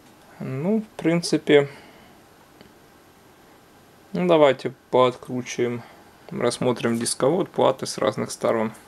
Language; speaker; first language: Russian; non-native, local second language; Ukrainian